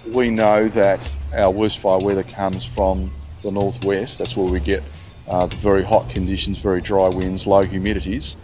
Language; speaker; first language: English; native; English